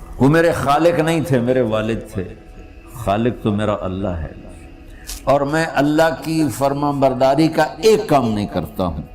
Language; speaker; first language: Urdu; non-native, local second language; Punjabi